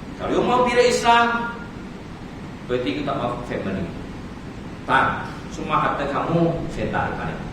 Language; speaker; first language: Malay; non-native, local second language; Chinese